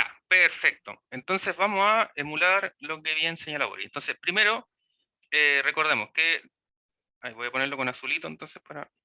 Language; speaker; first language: Spanish; native; Spanish